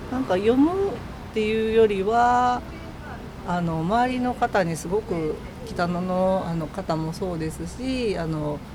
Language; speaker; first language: Japanese; native; Japanese